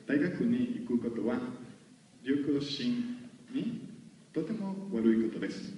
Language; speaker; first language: Japanese; non-native, learner; Spanish